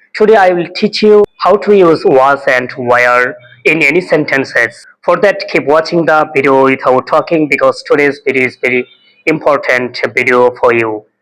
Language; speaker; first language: English; non-native, local second language; Bangla